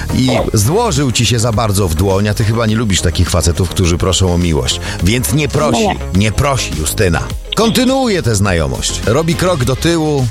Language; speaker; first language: Polish; native; Polish